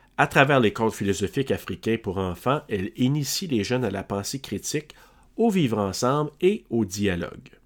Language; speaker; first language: French; native; French